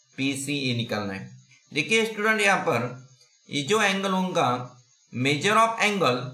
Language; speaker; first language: Hindi; non-native, local second language; Marathi